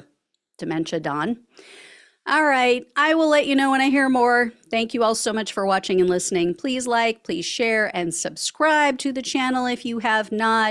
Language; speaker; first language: English; native; English